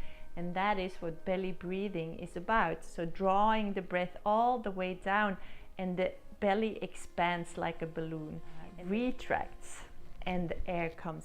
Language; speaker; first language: English; non-native, fluent; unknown